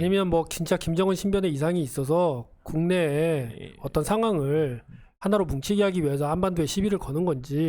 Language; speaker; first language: Korean; native; Korean